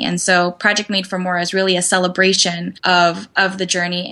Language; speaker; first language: English; native; English